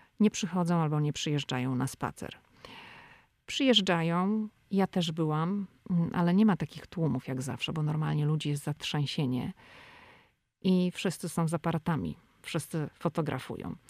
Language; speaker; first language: Polish; native; Polish